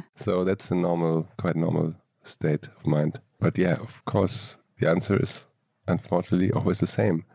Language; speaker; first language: English; non-native, fluent; German